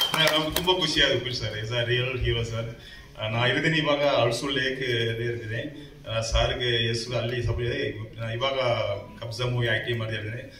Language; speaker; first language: Kannada; non-native, learner; Tamil